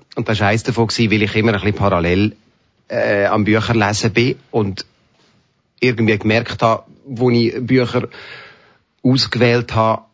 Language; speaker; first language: German; native; German